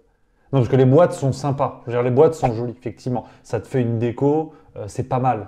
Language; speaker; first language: French; native; French